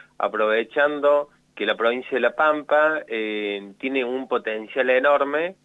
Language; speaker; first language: Spanish; native; Spanish